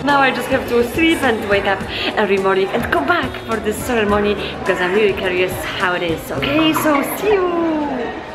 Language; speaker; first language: English; non-native, fluent; Polish